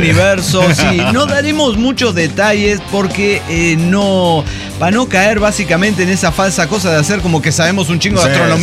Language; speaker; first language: Spanish; native; Spanish